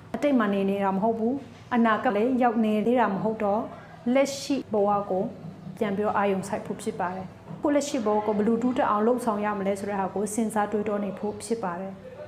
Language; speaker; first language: Burmese; non-native, local second language; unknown